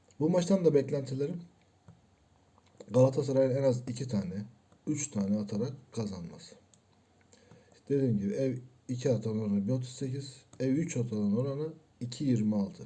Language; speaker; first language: Turkish; native; Turkish